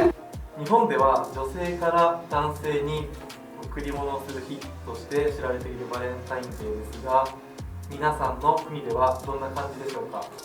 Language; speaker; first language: Japanese; non-native, fluent; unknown